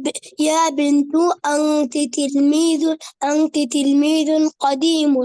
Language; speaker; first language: Arabic; non-native, learner; Bangla